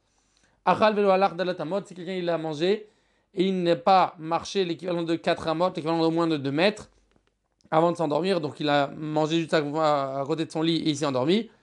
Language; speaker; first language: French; native; French